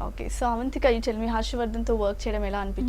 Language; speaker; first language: Telugu; native; Telugu